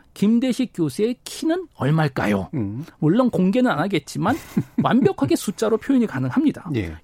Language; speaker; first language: Korean; native; Korean